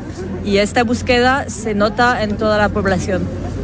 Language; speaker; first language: Spanish; non-native, fluent; French